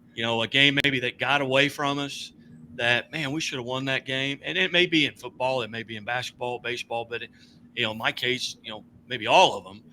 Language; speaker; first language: English; native; English